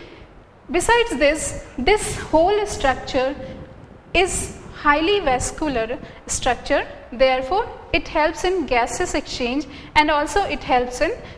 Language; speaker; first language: English; non-native, local second language; Hindi